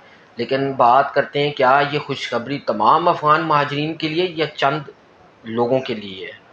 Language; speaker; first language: Urdu; non-native, local second language; Punjabi